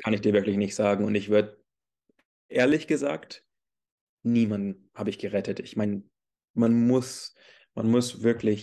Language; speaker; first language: German; early bilingual, heritage; English